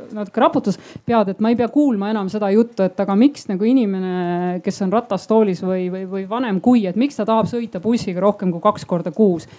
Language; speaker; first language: Estonian; native; Estonian